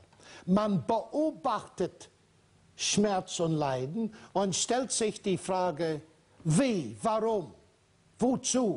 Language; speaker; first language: German; non-native, fluent; English